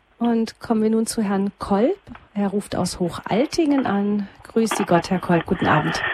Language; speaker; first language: German; native; German